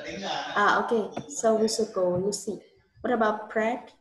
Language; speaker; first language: English; non-native, learner; Vietnamese